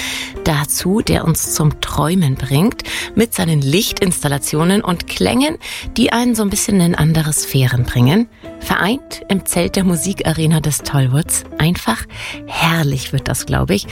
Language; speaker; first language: German; native; German